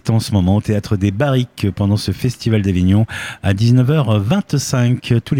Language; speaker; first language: French; native; French